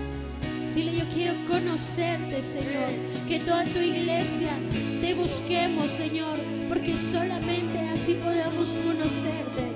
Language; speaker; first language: Spanish; native; Spanish